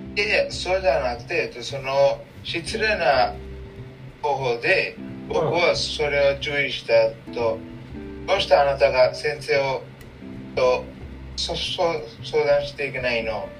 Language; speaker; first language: Japanese; non-native, learner; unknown